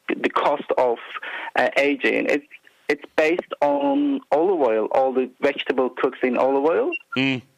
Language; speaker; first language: English; non-native, fluent; Turkish